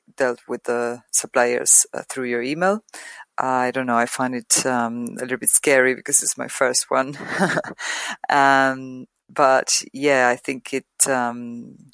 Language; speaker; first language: English; non-native, fluent; Spanish